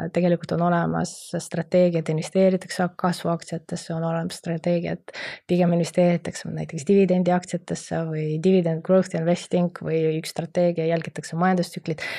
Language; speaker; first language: Estonian; non-native, local second language; Russian